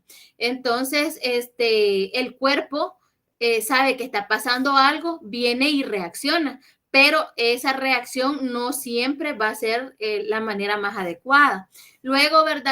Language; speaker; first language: Spanish; native; Spanish